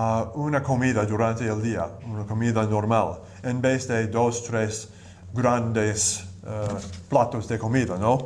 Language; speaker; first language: Spanish; non-native, learner; English